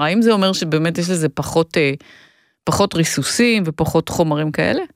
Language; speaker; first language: Hebrew; native; Hebrew